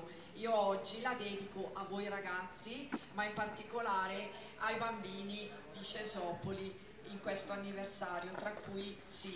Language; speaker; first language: Italian; native; Italian